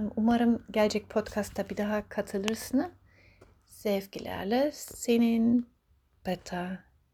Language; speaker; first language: Turkish; early bilingual, heritage; Turkish